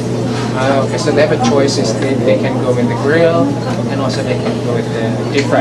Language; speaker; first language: English; non-native, fluent; Indonesian